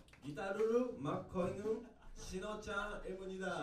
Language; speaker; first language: Korean; non-native, learner; Japanese